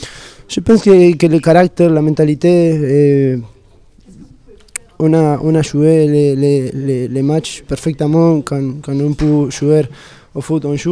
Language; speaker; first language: French; non-native, learner; Spanish